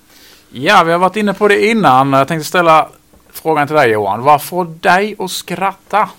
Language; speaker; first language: Swedish; native; Swedish